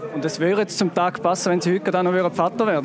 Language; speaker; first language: German; native; German